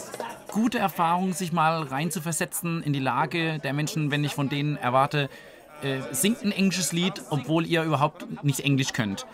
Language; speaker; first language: German; native; German